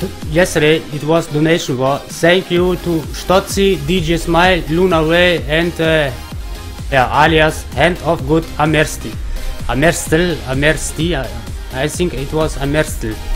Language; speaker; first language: English; non-native, learner; German